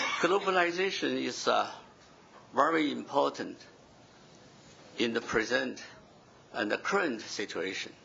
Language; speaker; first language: English; non-native, fluent; Chinese